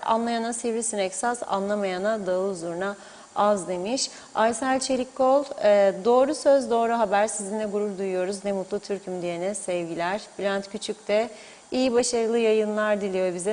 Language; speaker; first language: Turkish; native; Turkish